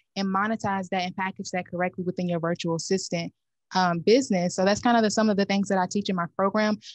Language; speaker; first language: English; native; English